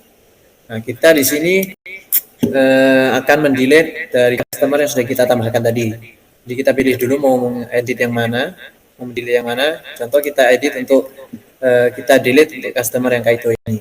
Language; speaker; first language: Indonesian; native; Indonesian